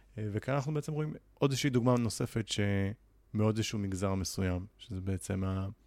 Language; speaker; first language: Hebrew; native; Hebrew